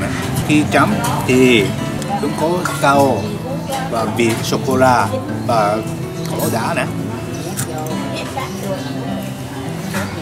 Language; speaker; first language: Vietnamese; non-native, learner; Japanese